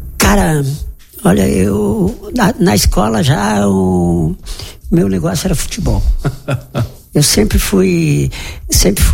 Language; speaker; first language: Portuguese; native; Portuguese